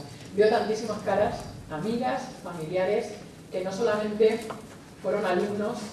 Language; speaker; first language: Spanish; native; Spanish